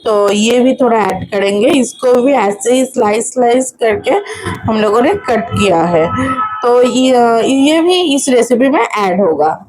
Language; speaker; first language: Hindi; non-native, local second language; Bangla